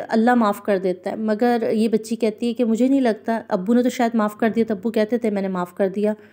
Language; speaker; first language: Urdu; non-native, local second language; Punjabi